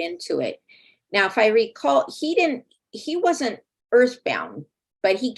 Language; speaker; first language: English; native; English